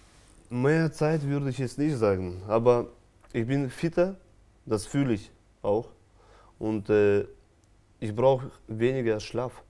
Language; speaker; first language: German; non-native, fluent; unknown